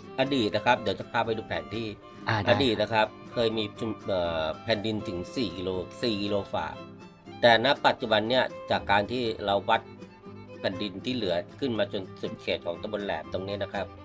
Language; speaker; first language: Thai; native; Thai